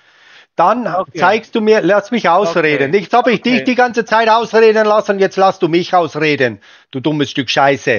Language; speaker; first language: German; native; German